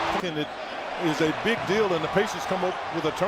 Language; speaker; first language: English; native; English